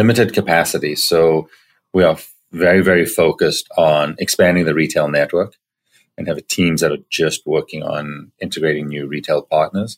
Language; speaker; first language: English; native; English